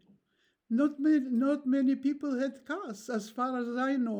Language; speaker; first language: English; non-native, fluent; Russian